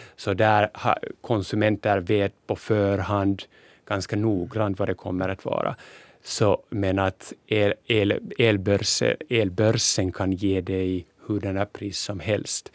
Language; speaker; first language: Swedish; non-native, local second language; Finnish